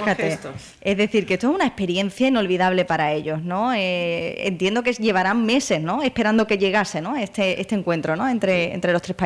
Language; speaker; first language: Spanish; native; Spanish